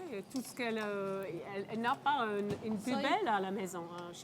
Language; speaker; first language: French; non-native, local second language; English